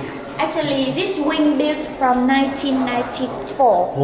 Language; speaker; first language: English; non-native, learner; Vietnamese